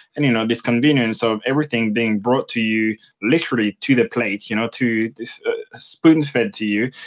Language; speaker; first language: English; non-native, fluent; French